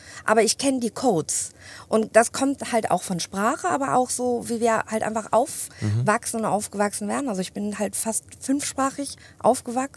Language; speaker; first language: German; early bilingual, other home language; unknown